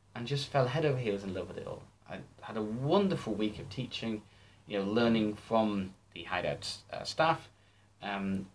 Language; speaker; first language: English; native; English